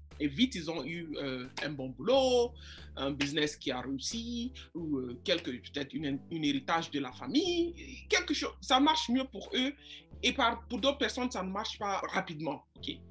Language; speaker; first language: French; non-native, fluent; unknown